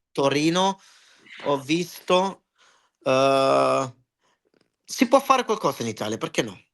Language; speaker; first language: Italian; early bilingual, heritage; Italian